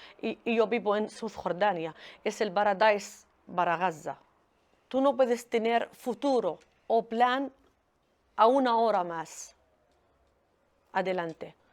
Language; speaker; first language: Spanish; non-native, learner; Arabic